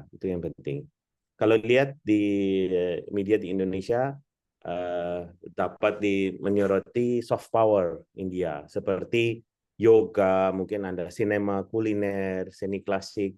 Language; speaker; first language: Indonesian; non-native, fluent; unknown